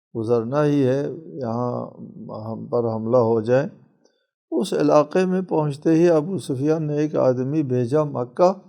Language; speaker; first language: Urdu; non-native, local second language; Balti